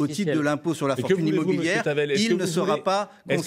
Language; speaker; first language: French; native; French